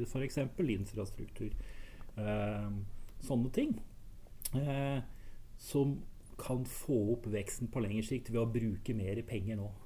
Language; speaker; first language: Norwegian; native; Norwegian